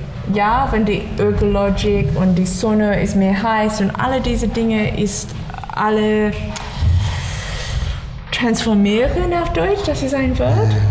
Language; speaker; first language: German; non-native, learner; English